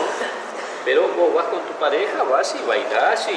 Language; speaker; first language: Spanish; native; Spanish